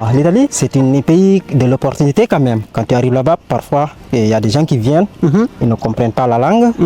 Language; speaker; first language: French; non-native, local second language; Wolof